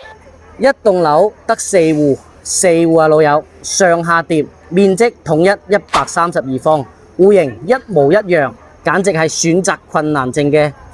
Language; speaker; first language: Cantonese; native; Cantonese